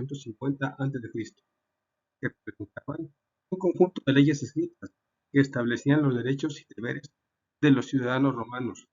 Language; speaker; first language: Spanish; native; Spanish